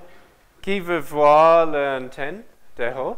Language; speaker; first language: French; non-native, learner; English